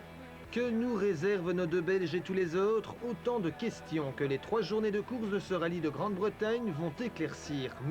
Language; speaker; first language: French; native; French